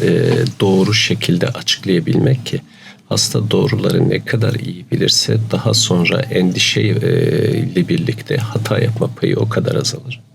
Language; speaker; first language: Turkish; native; Turkish